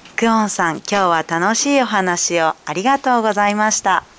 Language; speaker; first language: Japanese; native; Japanese